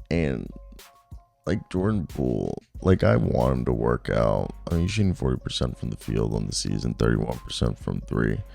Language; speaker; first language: English; native; English